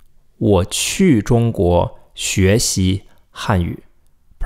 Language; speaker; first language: Chinese; non-native, fluent; English